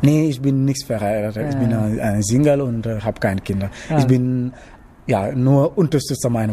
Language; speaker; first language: German; non-native, learner; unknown